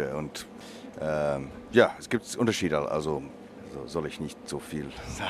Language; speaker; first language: German; non-native, learner; English